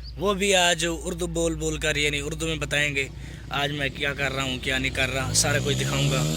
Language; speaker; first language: Urdu; non-native, local second language; Saraiki